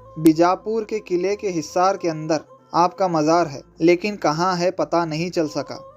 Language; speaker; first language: Urdu; native; Urdu